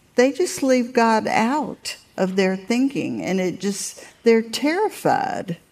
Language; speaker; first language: English; native; English